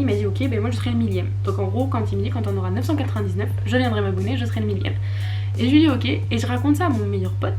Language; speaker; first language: French; native; French